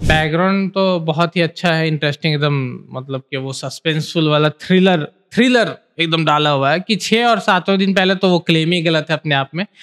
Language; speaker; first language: Hindi; native; Hindi